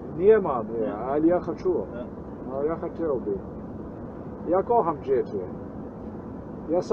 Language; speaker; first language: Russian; non-native, learner; Polish